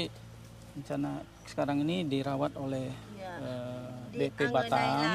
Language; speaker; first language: Indonesian; native; Indonesian